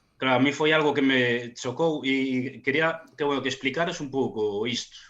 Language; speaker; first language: Galician; non-native, local second language; Spanish